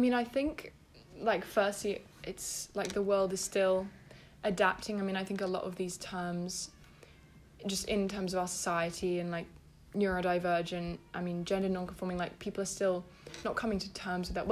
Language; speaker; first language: English; native; English